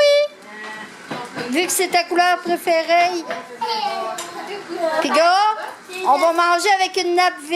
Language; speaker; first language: French; native; French